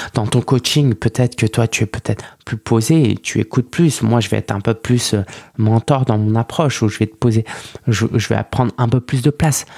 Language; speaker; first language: French; early bilingual, other home language; Chinese